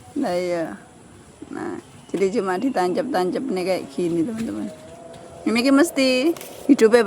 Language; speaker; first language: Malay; non-native, local second language; Javanese